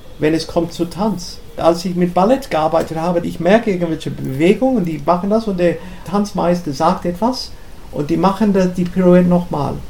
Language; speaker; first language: German; non-native, fluent; English